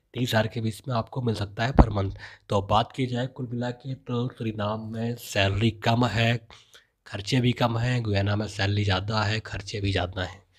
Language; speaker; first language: Hindi; native; Hindi